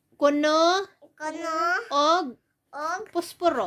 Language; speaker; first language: Cebuano; non-native, learner; English